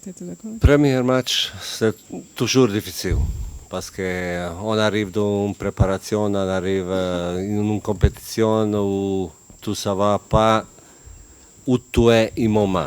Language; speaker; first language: French; non-native, learner; Bosnian